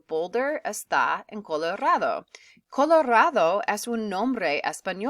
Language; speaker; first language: Spanish; non-native, fluent; English